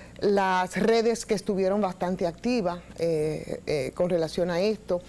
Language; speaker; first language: Spanish; native; Spanish